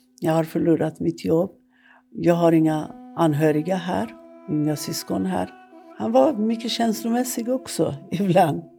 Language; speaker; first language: Swedish; non-native, fluent; Persian